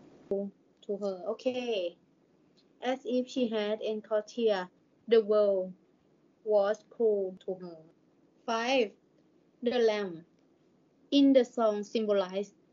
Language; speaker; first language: English; non-native, learner; Thai